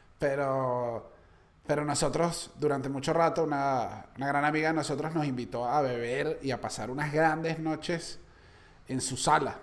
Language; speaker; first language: Spanish; native; Spanish